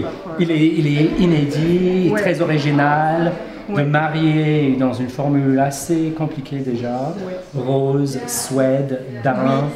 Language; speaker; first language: French; non-native, fluent; English